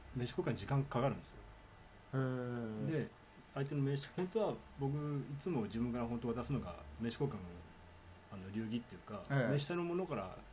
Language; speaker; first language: Japanese; native; Japanese